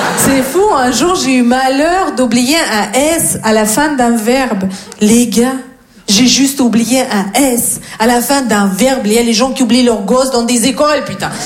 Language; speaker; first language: French; non-native, fluent; Russian